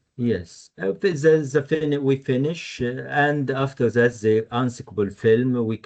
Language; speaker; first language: English; non-native, fluent; Arabic